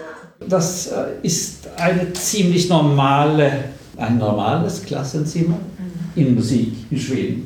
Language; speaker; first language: German; non-native, fluent; Swedish